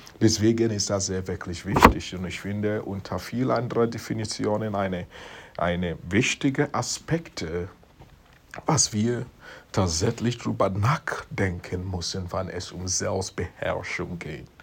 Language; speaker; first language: German; non-native, fluent; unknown